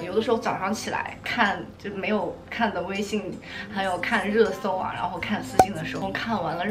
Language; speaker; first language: Chinese; native; Chinese